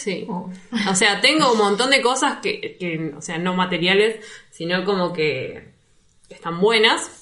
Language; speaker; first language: Spanish; native; Spanish